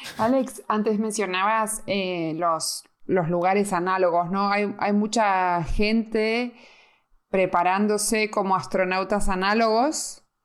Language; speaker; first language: Spanish; native; Spanish